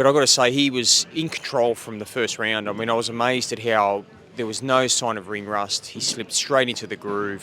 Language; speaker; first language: English; native; English